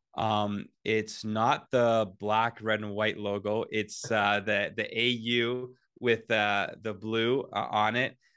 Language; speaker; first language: English; native; English